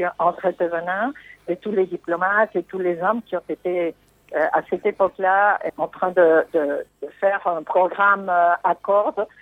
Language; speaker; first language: French; non-native, fluent; Spanish